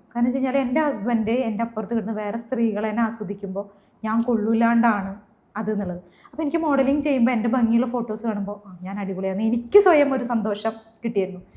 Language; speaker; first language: Malayalam; native; Malayalam